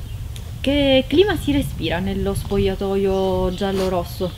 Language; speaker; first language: Italian; native; Italian